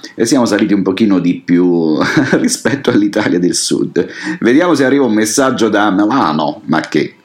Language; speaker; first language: Italian; native; Italian